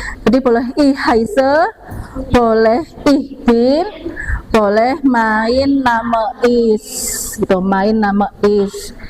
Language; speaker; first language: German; non-native, fluent; Indonesian